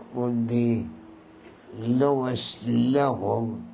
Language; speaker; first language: English; non-native, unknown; Turkish